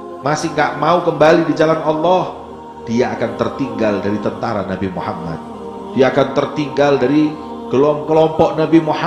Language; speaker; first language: Indonesian; native; Indonesian